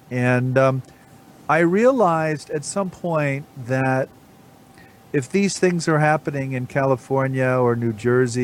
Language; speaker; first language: English; native; English